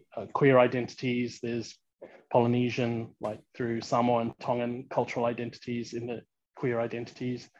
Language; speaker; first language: English; early bilingual, other home language; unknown